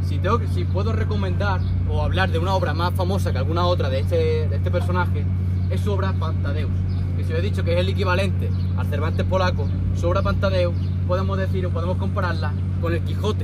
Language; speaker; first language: Spanish; native; Spanish